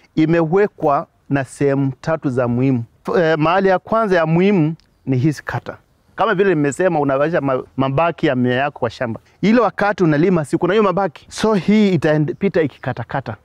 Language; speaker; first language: Swahili; non-native, local second language; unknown